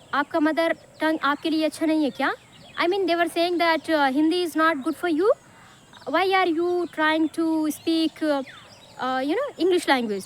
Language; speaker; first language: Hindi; non-native, local second language; Bhojpuri